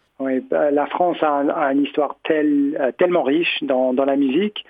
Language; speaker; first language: French; non-native, fluent; English